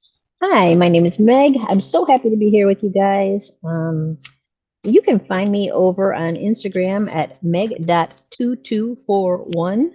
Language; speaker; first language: English; native; English